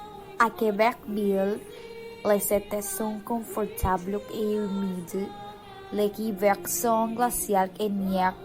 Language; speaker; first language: French; non-native, learner; Spanish